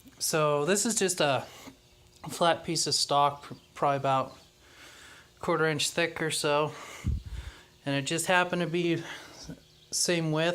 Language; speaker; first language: English; native; English